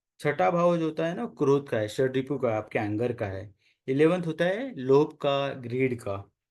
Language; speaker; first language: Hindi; non-native, local second language; Marathi